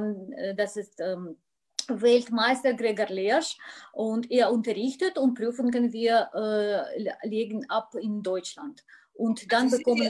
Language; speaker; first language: German; non-native, learner; Russian